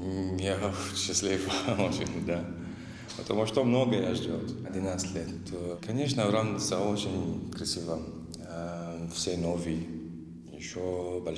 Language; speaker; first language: Russian; non-native, learner; Arabic